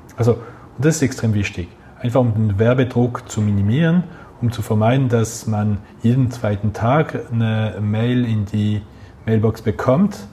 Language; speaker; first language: German; non-native, local second language; French